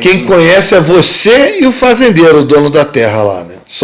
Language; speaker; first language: Portuguese; native; Portuguese